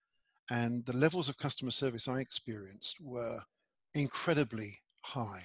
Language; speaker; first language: English; native; English